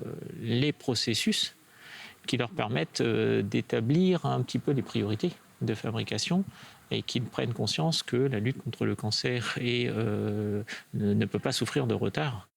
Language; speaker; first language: French; native; French